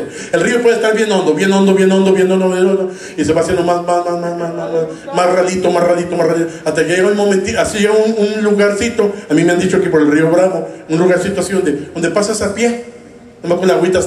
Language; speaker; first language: Spanish; native; Spanish